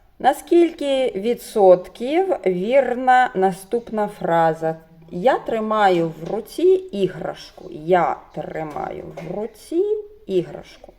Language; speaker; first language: Ukrainian; non-native, local second language; Russian